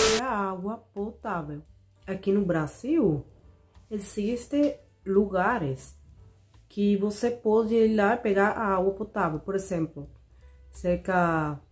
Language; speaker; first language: Portuguese; non-native, fluent; Spanish